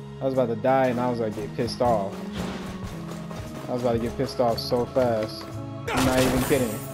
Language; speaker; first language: English; native; English